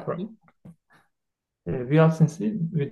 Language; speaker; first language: German; non-native, learner; Turkish